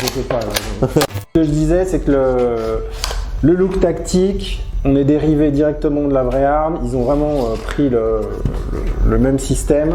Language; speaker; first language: French; native; French